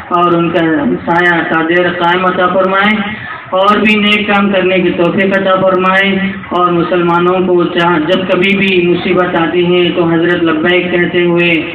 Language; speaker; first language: Urdu; native; Urdu